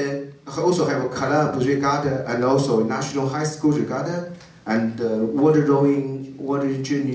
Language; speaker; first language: English; non-native, learner; Chinese